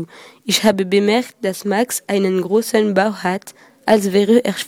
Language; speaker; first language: German; non-native, learner; French